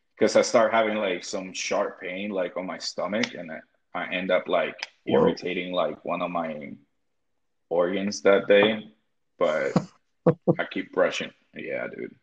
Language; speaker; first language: English; early bilingual, other home language; Spanish